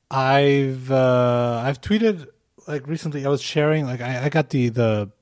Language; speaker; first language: English; non-native, fluent; Portuguese